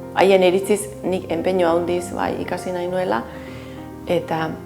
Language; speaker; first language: Basque; non-native, fluent; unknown